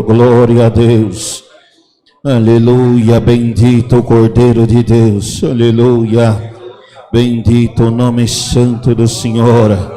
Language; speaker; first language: Portuguese; native; Portuguese